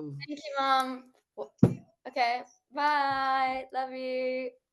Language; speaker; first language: English; native; English